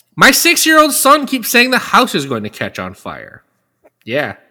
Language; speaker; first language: English; native; English